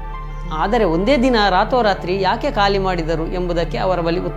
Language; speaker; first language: Kannada; native; Kannada